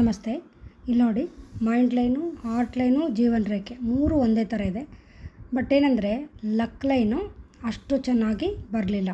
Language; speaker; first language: Kannada; native; Kannada